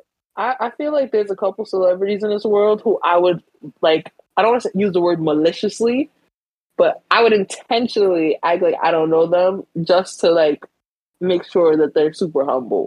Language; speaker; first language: English; native; English